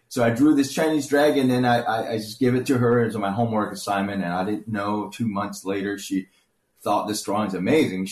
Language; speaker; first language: English; early bilingual, other home language; Chinese